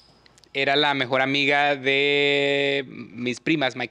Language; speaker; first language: Spanish; early bilingual, heritage; English